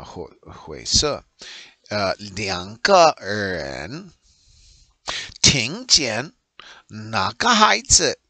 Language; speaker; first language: Chinese; non-native, learner; English